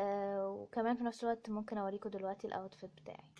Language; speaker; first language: Arabic; native; Arabic